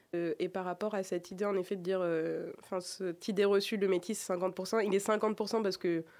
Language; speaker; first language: French; native; French